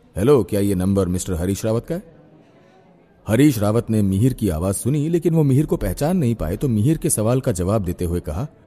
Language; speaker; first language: Hindi; native; Hindi